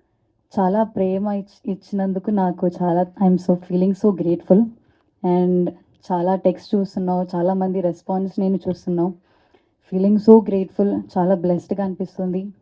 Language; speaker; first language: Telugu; non-native, learner; Malayalam